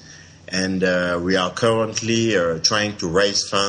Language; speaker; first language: English; non-native, local second language; French